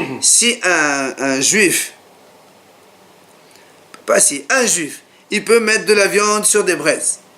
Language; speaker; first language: French; native; French